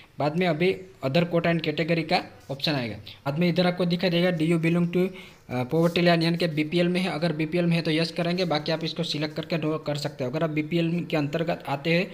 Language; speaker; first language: Hindi; non-native, local second language; Gujarati